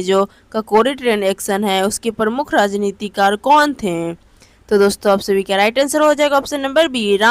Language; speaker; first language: Hindi; native; Hindi